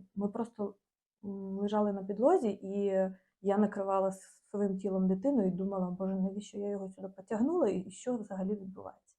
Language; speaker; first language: Ukrainian; native; Ukrainian